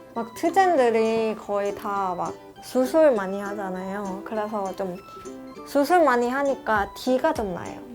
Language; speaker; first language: Korean; non-native, fluent; Thai